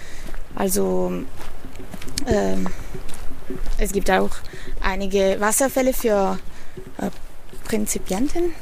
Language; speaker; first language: German; non-native, fluent; Italian